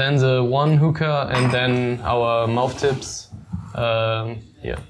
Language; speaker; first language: English; non-native, fluent; German